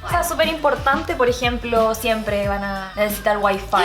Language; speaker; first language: Spanish; early bilingual, other home language; Korean